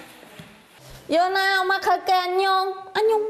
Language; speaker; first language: Korean; non-native, fluent; Khmer